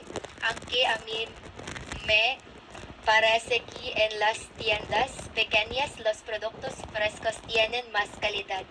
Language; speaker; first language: Spanish; non-native, learner; Filipino